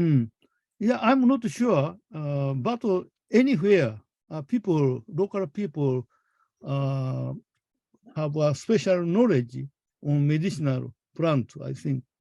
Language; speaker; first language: English; non-native, fluent; Japanese